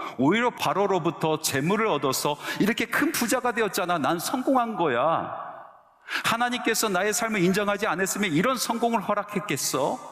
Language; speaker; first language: Korean; native; Korean